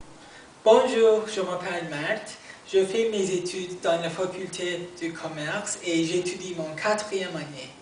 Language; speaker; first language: French; non-native, learner; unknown